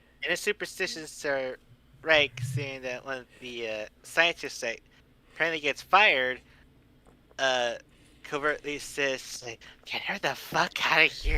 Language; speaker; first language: English; native; English